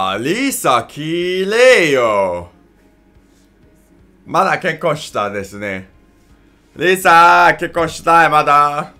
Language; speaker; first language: Japanese; non-native, learner; English